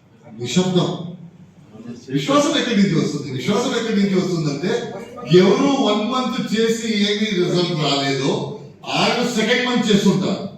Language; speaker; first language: Telugu; non-native, fluent; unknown